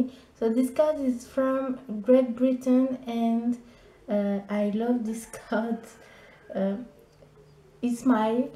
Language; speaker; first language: English; non-native, learner; French